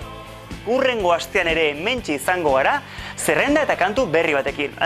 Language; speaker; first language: Basque; native; Basque